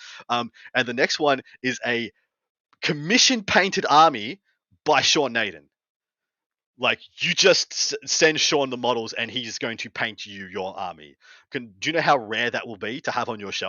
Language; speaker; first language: English; native; English